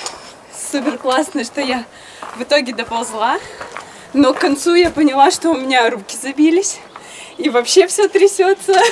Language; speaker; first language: Russian; native; Russian